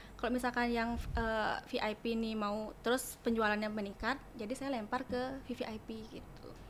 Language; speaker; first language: Indonesian; non-native, local second language; Balinese